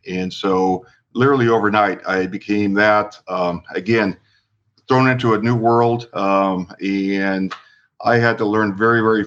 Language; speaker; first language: English; native; English